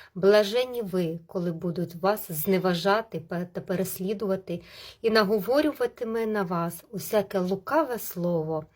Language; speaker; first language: Ukrainian; non-native, local second language; Russian